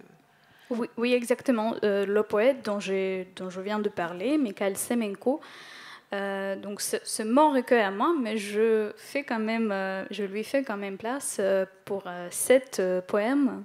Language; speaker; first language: French; non-native, fluent; Ukrainian